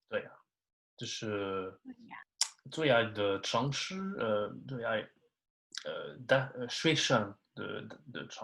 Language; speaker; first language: Chinese; non-native, learner; French